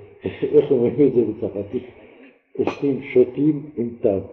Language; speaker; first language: Hebrew; non-native, fluent; French